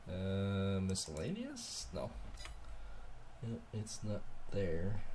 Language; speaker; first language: English; native; English